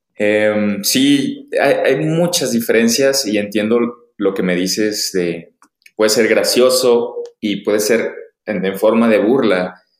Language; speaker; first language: Spanish; native; Spanish